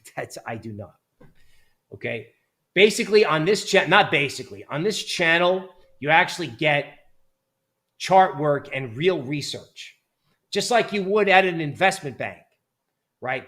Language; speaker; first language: English; native; English